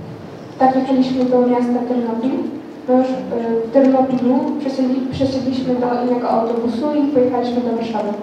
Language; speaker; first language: Polish; non-native, learner; Ukrainian